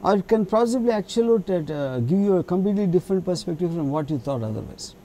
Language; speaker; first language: English; non-native, local second language; Telugu